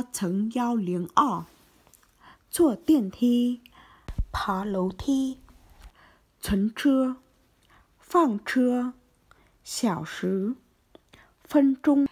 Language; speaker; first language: Chinese; non-native, learner; Vietnamese